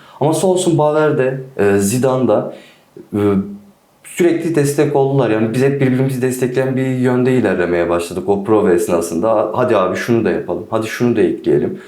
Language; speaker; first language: Turkish; non-native, local second language; Kurdish